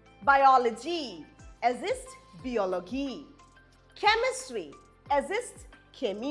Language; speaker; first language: German; non-native, fluent; Malayalam